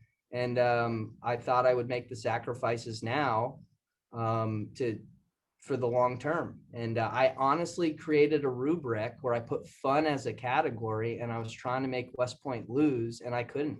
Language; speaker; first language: English; native; English